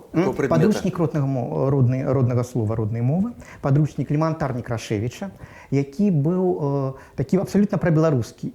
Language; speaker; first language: Belarusian; non-native, local second language; Russian